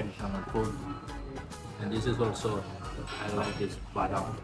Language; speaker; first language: English; non-native, learner; Tamil